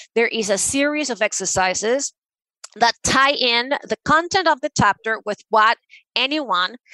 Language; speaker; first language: English; non-native, fluent; Spanish